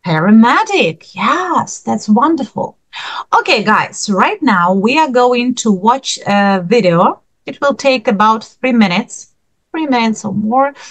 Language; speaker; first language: English; non-native, fluent; Ukrainian